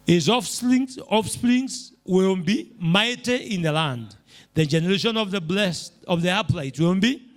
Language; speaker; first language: English; non-native, local second language; Swahili